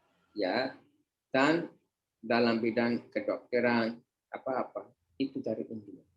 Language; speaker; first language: Indonesian; non-native, fluent; Hindi